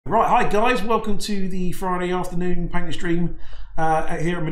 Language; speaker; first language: English; native; English